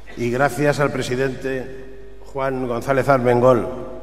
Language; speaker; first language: Spanish; native; Spanish